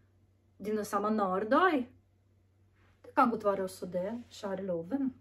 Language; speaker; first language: Norwegian; non-native, learner; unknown